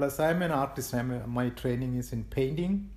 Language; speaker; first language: English; non-native, local second language; Malayalam